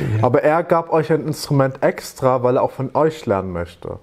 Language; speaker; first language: German; native; German